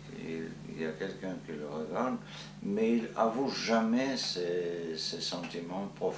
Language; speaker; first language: French; non-native, fluent; Georgian